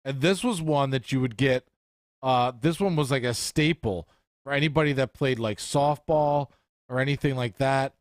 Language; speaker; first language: English; native; English